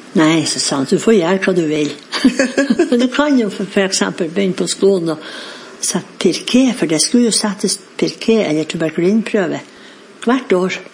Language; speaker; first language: Norwegian; native; Norwegian